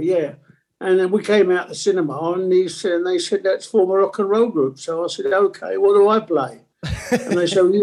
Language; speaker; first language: English; non-native, local second language; Italian